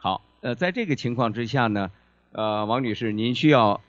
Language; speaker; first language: Chinese; native; Chinese